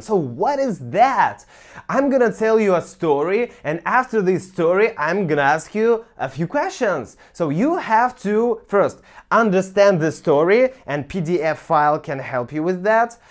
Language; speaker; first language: English; non-native, fluent; Russian